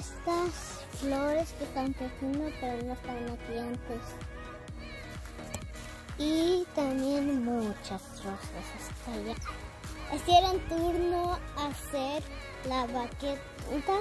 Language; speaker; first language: Spanish; early bilingual, heritage; Spanish